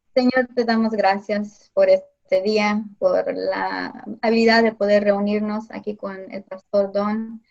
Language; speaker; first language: Spanish; early bilingual, heritage; Spanish